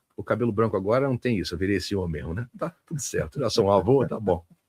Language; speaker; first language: Portuguese; native; Portuguese